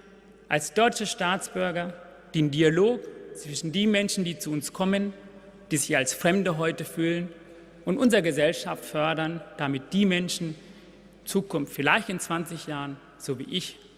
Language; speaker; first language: German; non-native, fluent; Tamil